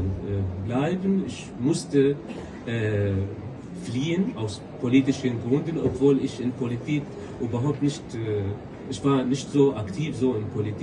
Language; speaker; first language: German; non-native, local second language; Kurdish